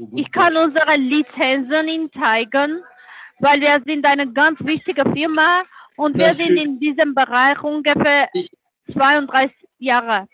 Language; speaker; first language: German; non-native, learner; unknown